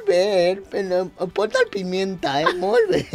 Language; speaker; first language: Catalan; non-native, local second language; Spanish